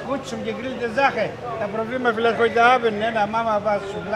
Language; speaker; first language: German; non-native, learner; Greek